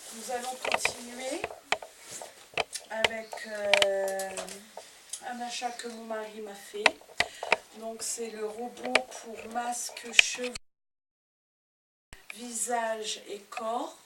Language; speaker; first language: French; native; French